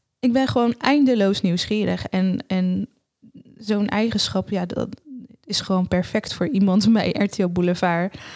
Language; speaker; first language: Dutch; early bilingual, other home language; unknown